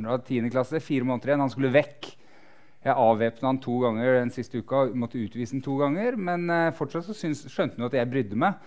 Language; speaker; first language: Norwegian; native; Norwegian